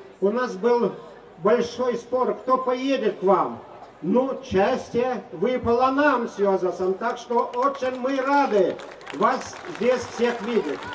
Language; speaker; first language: Russian; non-native, fluent; Lithuanian